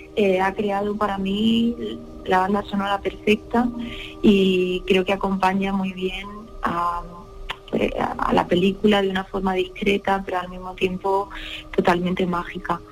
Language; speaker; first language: Spanish; native; Spanish